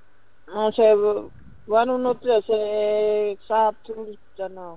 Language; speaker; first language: Estonian; non-native, learner; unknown